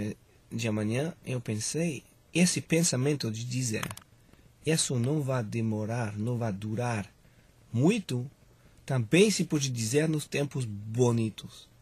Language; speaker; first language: Portuguese; non-native, learner; Spanish